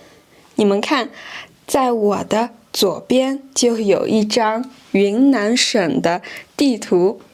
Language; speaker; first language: Chinese; non-native, fluent; French